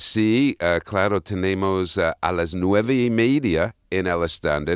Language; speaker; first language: Spanish; non-native, fluent; English